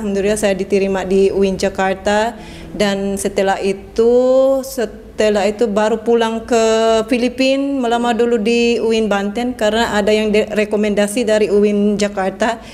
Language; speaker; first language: Indonesian; non-native, fluent; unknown